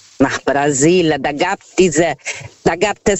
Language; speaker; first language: German; non-native, learner; Portuguese